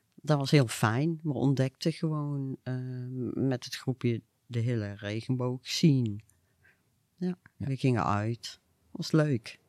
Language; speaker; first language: Dutch; native; Dutch